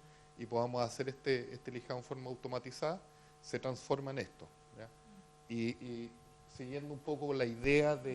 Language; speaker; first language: Spanish; native; Spanish